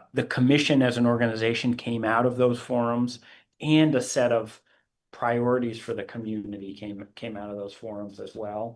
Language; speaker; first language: English; native; English